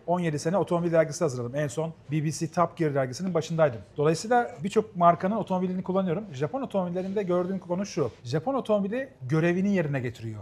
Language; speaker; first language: Turkish; native; Turkish